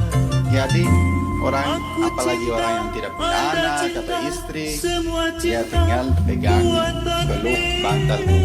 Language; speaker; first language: Indonesian; non-native, fluent; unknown